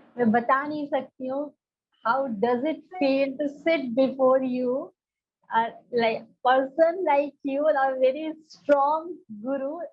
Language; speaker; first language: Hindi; native; Hindi